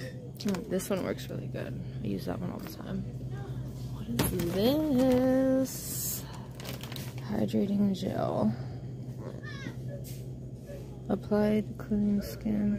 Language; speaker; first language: English; native; English